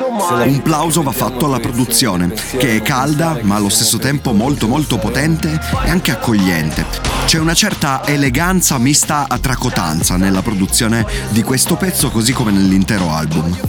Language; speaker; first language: Italian; native; Italian